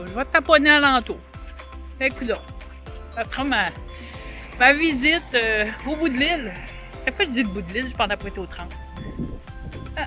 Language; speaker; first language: French; native; French